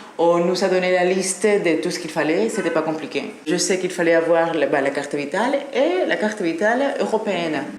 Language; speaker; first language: French; non-native, fluent; Spanish